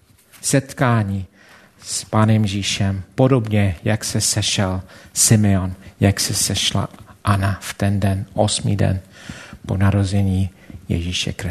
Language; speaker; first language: Czech; non-native, fluent; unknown